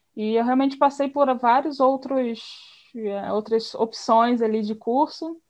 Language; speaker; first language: Portuguese; native; Portuguese